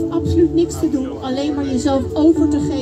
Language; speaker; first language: Dutch; non-native, local second language; Papiamento